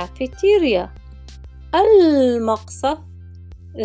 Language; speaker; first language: English; non-native, fluent; Arabic